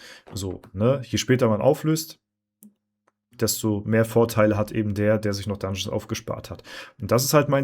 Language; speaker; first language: German; native; German